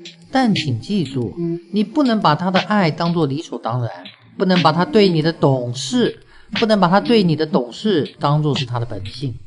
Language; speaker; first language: Chinese; native; Chinese